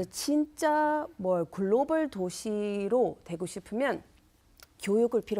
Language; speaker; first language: Korean; non-native, fluent; English